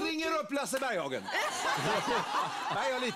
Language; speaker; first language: Swedish; native; Swedish